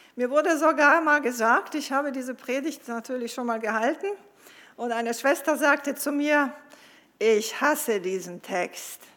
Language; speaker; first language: German; non-native, fluent; Croatian